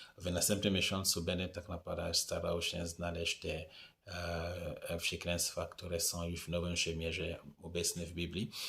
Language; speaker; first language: Polish; non-native, fluent; French